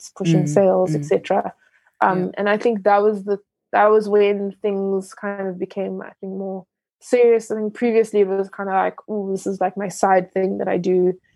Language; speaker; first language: English; early bilingual, other home language; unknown